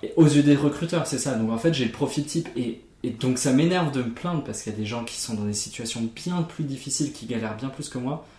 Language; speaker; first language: French; non-native, fluent; German